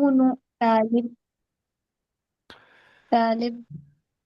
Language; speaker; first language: Arabic; non-native, learner; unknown